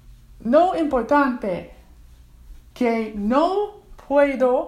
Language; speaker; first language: Spanish; non-native, learner; English